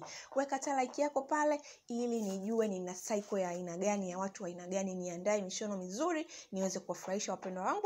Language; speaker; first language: Swahili; native; Swahili